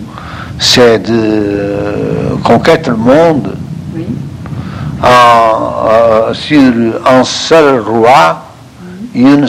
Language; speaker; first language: French; non-native, fluent; Portuguese